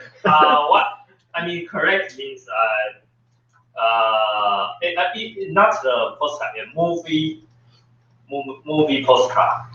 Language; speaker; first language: English; non-native, learner; Chinese